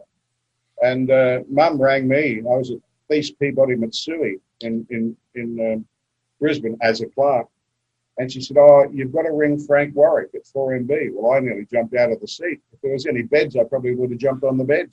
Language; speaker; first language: English; native; English